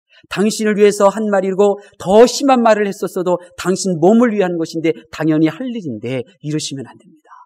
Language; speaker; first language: Korean; native; Korean